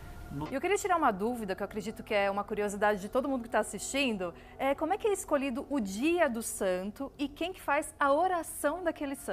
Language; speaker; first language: Portuguese; native; Portuguese